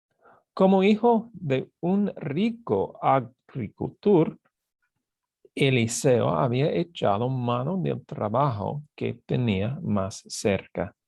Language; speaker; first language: Spanish; non-native, fluent; English